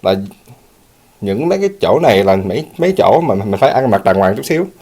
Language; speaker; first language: Vietnamese; early bilingual, heritage; Vietnamese